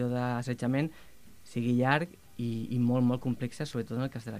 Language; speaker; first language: Catalan; native; Catalan